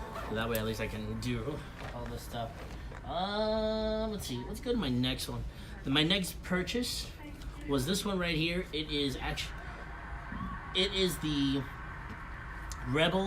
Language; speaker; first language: English; native; English